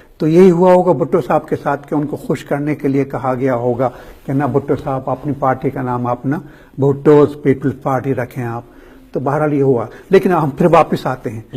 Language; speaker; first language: Urdu; native; Urdu